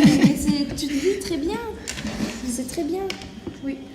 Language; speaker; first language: French; non-native, fluent; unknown